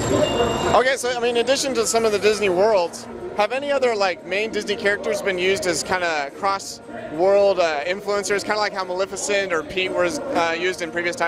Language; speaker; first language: English; native; English